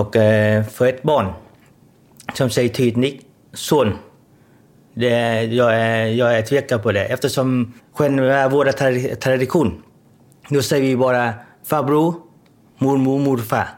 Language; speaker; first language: Swedish; non-native, fluent; Vietnamese